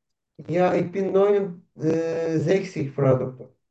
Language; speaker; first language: German; non-native, learner; Turkish